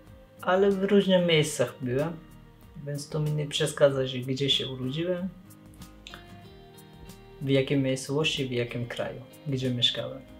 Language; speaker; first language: Polish; non-native, learner; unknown